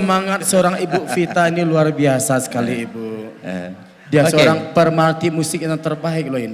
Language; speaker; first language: Indonesian; non-native, local second language; Minangkabau